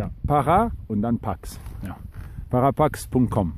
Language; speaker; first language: German; non-native, fluent; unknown